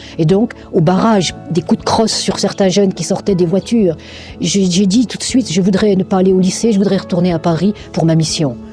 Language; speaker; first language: French; native; French